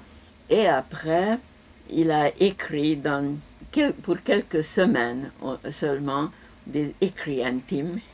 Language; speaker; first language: French; non-native, fluent; Hungarian